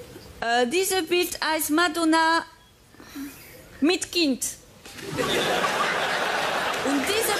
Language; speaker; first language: German; non-native, fluent; French